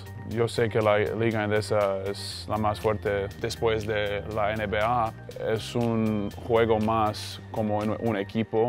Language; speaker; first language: Spanish; non-native, fluent; Croatian